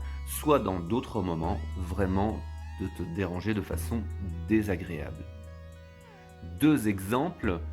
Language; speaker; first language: French; native; French